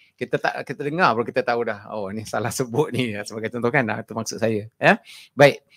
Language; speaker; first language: Malay; native; Malay